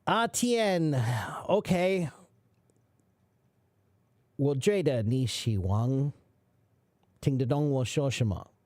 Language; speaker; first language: Chinese; non-native, learner; English